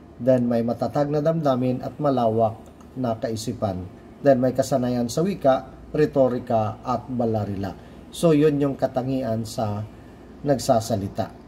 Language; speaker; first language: Filipino; non-native, local second language; Cebuano